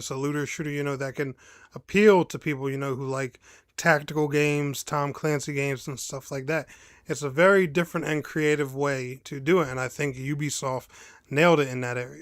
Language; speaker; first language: English; native; English